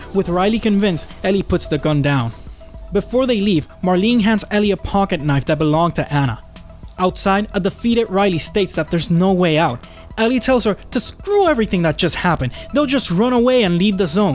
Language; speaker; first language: English; native; English